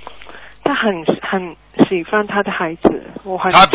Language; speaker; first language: Chinese; non-native, learner; Cantonese